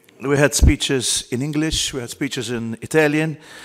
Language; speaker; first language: English; non-native, local second language; Maltese